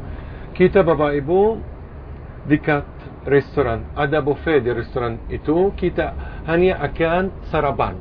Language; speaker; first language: Indonesian; non-native, fluent; Arabic